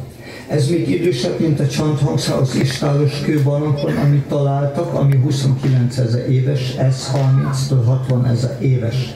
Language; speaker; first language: Hungarian; non-native, fluent; German